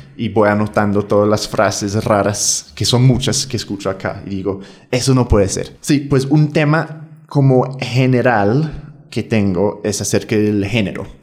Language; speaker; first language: Spanish; non-native, fluent; English